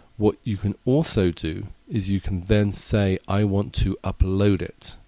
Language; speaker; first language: English; native; English